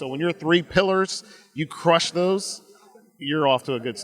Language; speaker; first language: English; native; English